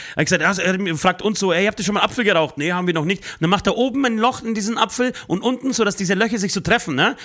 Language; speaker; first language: German; native; German